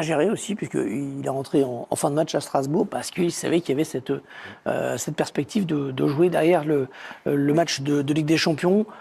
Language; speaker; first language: French; native; French